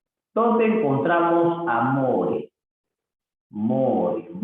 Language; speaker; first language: Spanish; native; Spanish